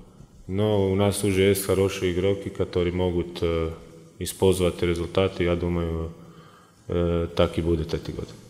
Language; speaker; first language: Russian; non-native, fluent; Croatian